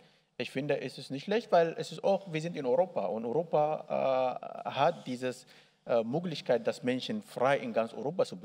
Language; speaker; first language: German; non-native, learner; Arabic